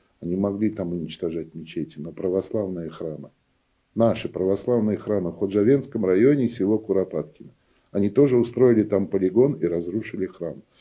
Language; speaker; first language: Russian; native; Russian